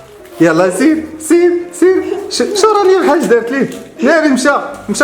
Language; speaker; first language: Arabic; native; Arabic